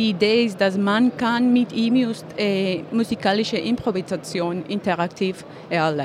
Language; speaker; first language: German; non-native, fluent; Spanish